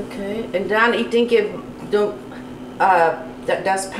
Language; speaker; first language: German; non-native, learner; English